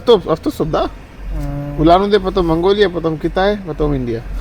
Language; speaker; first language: Russian; non-native, learner; Hindi